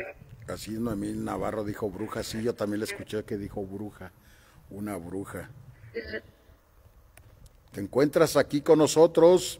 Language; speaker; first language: Spanish; native; Spanish